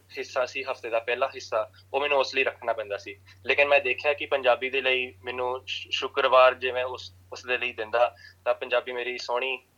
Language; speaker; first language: Punjabi; early bilingual, heritage; Punjabi